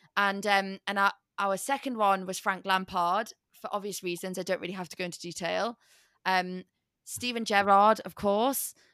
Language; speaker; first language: English; native; English